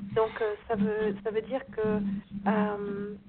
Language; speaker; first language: French; non-native, fluent; Portuguese